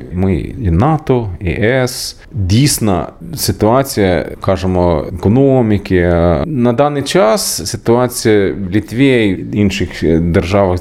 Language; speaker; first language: Ukrainian; non-native, learner; Swedish